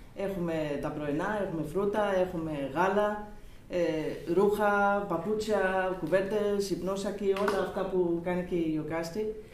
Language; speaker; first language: Greek; non-native, learner; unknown